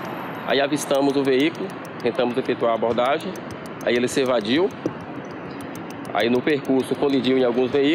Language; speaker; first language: Portuguese; native; Portuguese